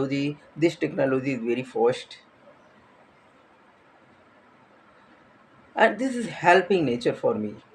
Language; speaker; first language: English; non-native, learner; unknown